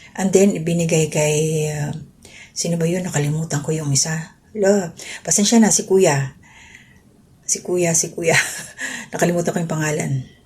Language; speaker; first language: Filipino; non-native, local second language; Waray